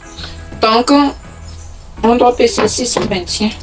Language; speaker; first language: French; non-native, local second language; Malagasy